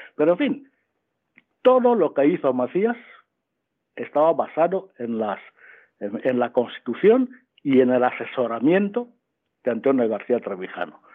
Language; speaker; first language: Spanish; non-native, local second language; Fang